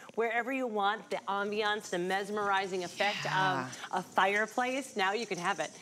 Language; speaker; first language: English; native; English